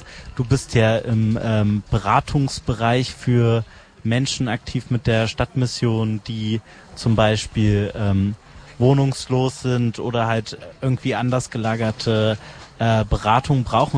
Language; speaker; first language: German; native; German